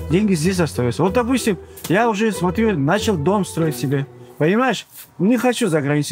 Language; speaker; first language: Russian; native; Russian